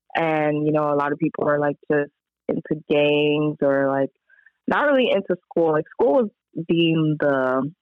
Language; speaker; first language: English; native; English